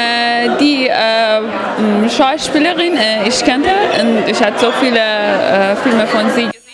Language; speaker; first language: German; non-native, learner; Persian